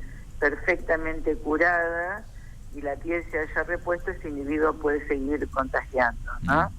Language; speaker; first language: Spanish; native; Spanish